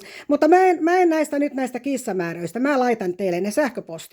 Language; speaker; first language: Finnish; native; Finnish